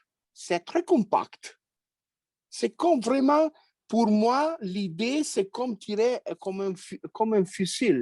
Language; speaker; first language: French; non-native, fluent; Italian